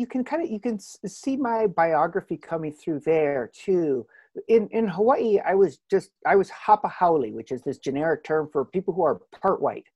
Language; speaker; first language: English; native; English